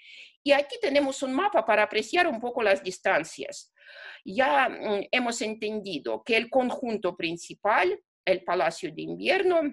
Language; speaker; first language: Spanish; non-native, fluent; Russian